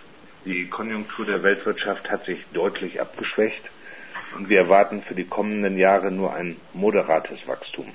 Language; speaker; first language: German; native; German